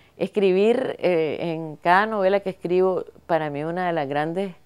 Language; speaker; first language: Spanish; native; Spanish